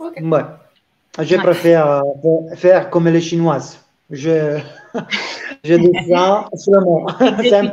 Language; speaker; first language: French; non-native, learner; Italian